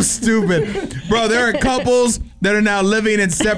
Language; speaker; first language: English; native; English